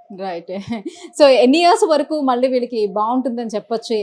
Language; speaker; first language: Telugu; non-native, fluent; Hindi